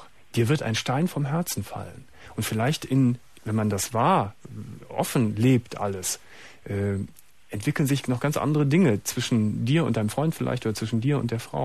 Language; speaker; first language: German; native; German